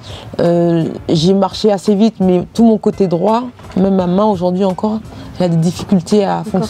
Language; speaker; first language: French; native; French